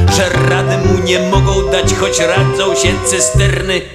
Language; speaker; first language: Polish; native; Polish